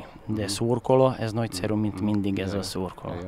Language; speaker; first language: Hungarian; non-native, learner; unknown